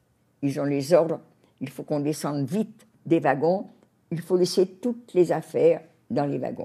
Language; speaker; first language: French; native; French